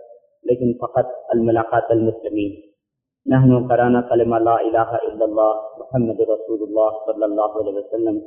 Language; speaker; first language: Arabic; non-native, learner; Urdu